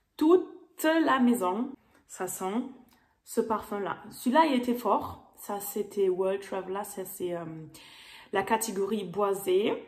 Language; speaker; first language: French; non-native, fluent; German